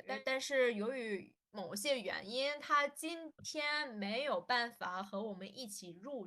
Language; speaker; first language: Chinese; non-native, local second language; Indonesian